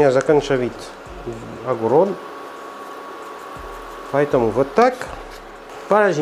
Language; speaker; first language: Russian; non-native, learner; French